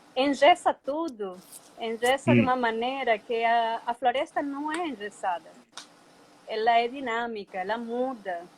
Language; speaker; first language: Portuguese; non-native, fluent; Spanish